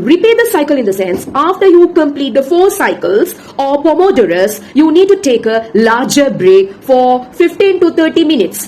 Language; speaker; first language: English; non-native, local second language; Tamil